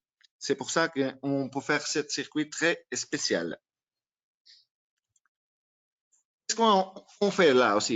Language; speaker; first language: French; non-native, learner; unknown